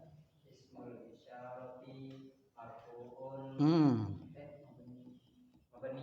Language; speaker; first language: Arabic; non-native, learner; Indonesian